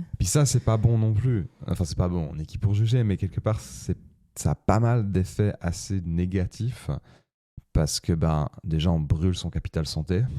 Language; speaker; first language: French; native; French